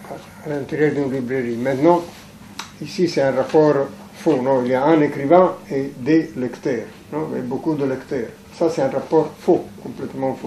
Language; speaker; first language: French; non-native, fluent; Italian